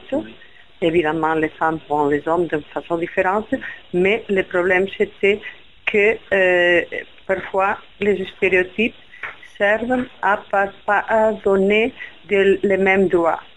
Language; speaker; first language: French; non-native, fluent; Spanish